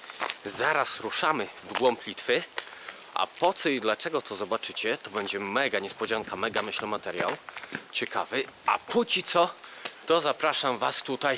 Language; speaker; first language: Polish; native; Polish